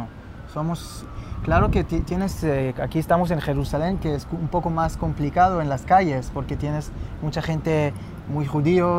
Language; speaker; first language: Spanish; non-native, fluent; Hebrew